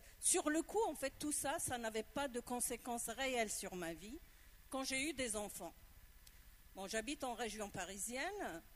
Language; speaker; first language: French; non-native, local second language; Arabic